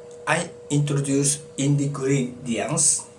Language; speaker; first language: English; non-native, learner; Japanese